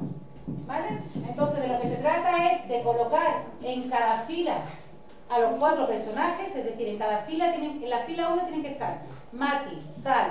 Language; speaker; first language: Spanish; native; Spanish